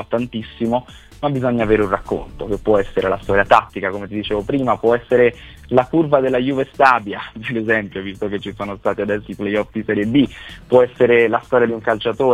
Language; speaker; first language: Italian; native; Italian